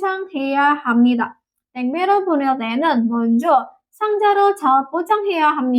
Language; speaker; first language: Korean; non-native, fluent; Indonesian